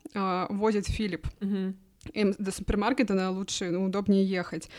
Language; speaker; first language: Russian; native; Russian